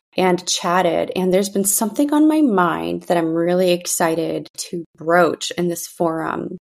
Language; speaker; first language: English; early bilingual, other home language; Russian